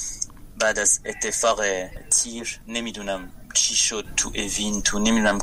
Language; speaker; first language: Persian; non-native, fluent; French